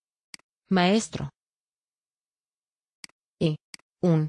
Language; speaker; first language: Spanish; non-native, learner; Vietnamese